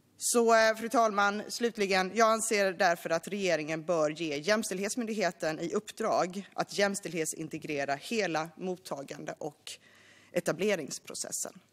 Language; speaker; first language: Swedish; native; Swedish